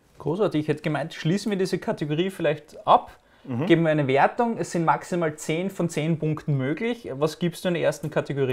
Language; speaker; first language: German; native; German